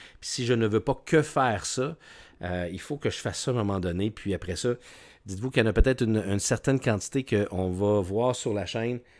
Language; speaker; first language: French; native; French